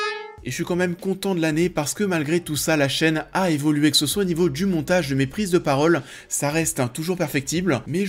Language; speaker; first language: French; native; French